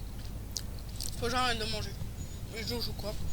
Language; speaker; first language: French; native; French